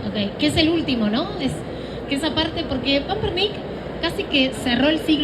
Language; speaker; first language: Spanish; native; Spanish